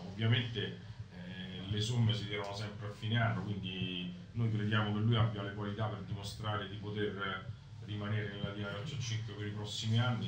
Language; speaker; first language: Italian; native; Italian